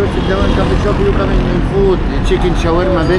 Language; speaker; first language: English; non-native, learner; Arabic